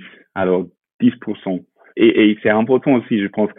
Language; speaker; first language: French; non-native, fluent; English